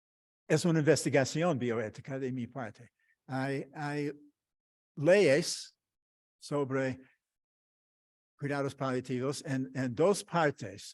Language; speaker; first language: Spanish; non-native, fluent; English